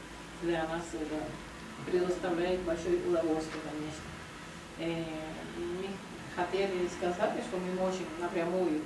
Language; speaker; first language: Russian; non-native, learner; Spanish